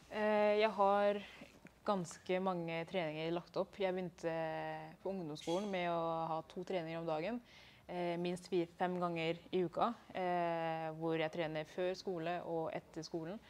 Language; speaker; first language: Norwegian; early bilingual, other home language; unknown